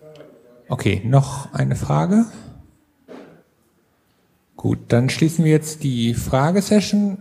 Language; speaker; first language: German; native; German